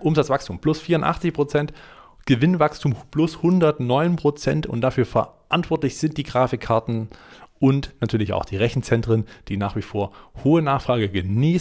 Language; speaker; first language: German; native; German